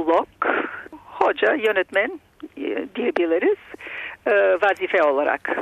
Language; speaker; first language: Turkish; non-native, fluent; Bulgarian